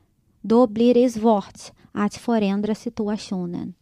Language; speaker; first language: Swedish; non-native, fluent; Portuguese